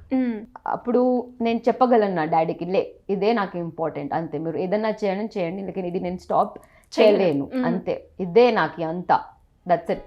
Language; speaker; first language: Telugu; non-native, local second language; Gujarati